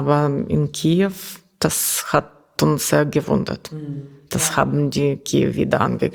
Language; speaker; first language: German; non-native, learner; Russian